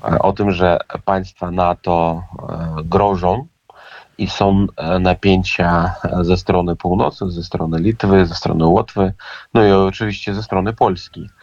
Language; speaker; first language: Polish; non-native, fluent; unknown